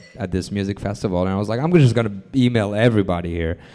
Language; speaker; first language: English; non-native, fluent; French